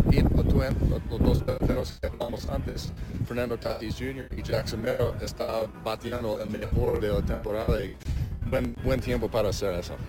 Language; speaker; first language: Spanish; non-native, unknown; English